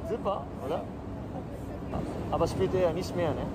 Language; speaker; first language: German; non-native, learner; Japanese